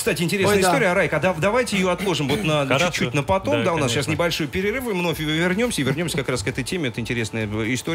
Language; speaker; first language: Russian; native; Russian